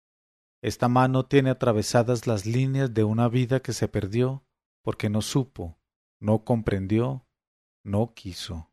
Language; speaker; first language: Spanish; native; Spanish